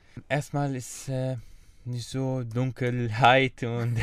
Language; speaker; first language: German; non-native, learner; Arabic